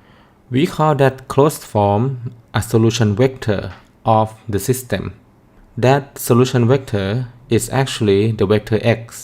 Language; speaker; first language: English; non-native, fluent; Thai